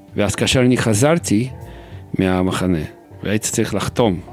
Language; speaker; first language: Hebrew; non-native, fluent; Russian